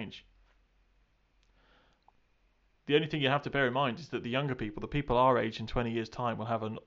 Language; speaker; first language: English; native; English